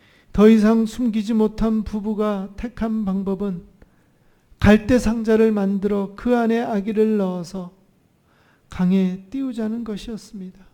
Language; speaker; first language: Korean; native; Korean